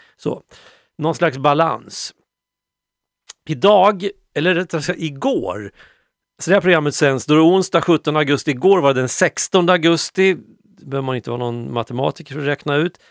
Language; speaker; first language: Swedish; native; Swedish